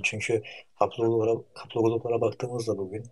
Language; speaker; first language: Turkish; early bilingual, heritage; Turkish